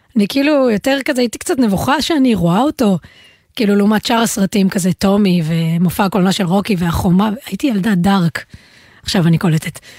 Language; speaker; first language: Hebrew; native; Hebrew